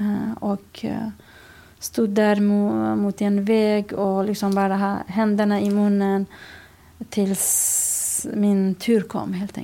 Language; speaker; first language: Swedish; non-native, fluent; Kurdish